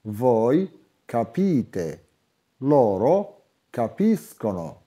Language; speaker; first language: Italian; non-native, fluent; Arabic